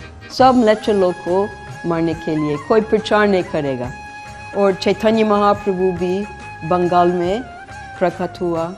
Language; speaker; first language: Hindi; non-native, fluent; English